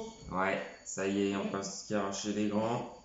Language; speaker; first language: French; native; French